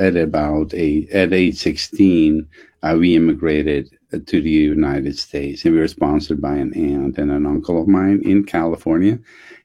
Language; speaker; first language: English; non-native, fluent; Dutch